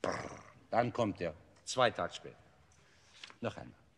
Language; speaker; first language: German; non-native, learner; English